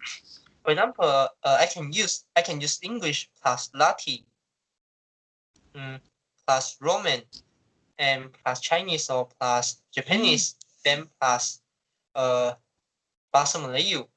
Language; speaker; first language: English; non-native, local second language; Chinese